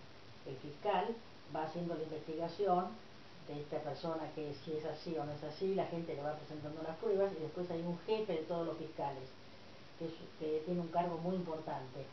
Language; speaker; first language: Spanish; native; Spanish